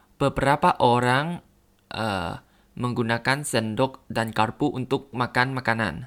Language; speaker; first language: Indonesian; non-native, learner; Thai